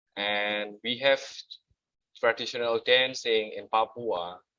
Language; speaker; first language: English; non-native, learner; Indonesian